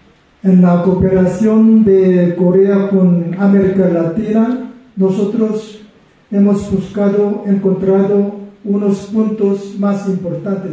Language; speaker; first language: Spanish; non-native, fluent; Korean